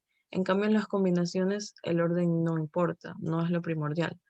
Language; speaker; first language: Spanish; native; Spanish